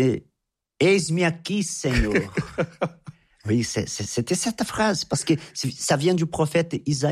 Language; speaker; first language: French; non-native, fluent; Portuguese